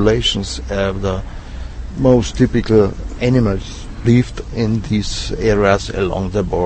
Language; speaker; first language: English; non-native, fluent; Czech